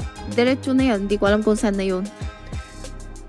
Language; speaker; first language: Filipino; non-native, learner; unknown